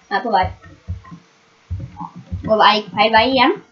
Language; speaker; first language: Norwegian; native; Norwegian